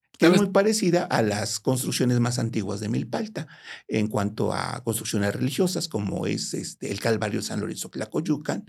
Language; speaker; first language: Spanish; native; Spanish